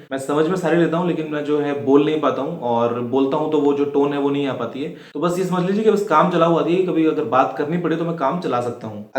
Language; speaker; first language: Hindi; native; Hindi